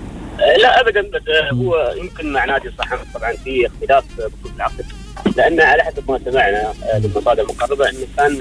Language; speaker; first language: Arabic; native; Arabic